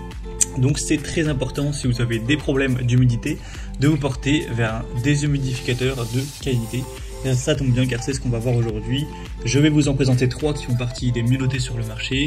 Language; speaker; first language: French; native; French